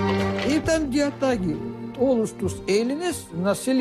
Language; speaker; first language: Greek; early bilingual, heritage; Greek